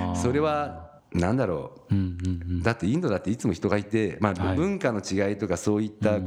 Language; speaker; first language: Japanese; native; Japanese